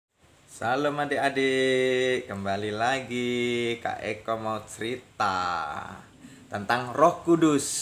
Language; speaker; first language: Indonesian; native; Indonesian